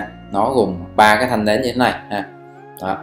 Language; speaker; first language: Vietnamese; native; Vietnamese